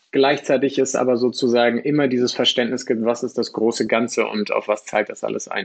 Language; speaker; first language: German; native; German